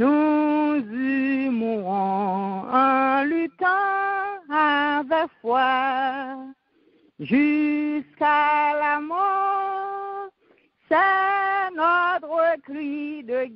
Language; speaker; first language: French; non-native, local second language; Haitian Creole